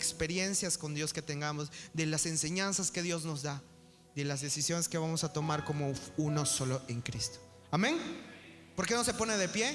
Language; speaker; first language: Spanish; native; Spanish